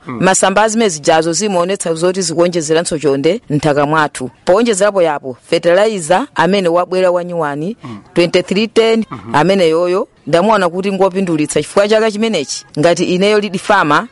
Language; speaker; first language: Nyanja; native; Nyanja